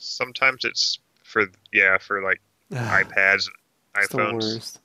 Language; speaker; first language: English; native; English